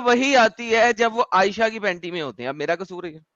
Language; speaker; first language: Hindi; native; Hindi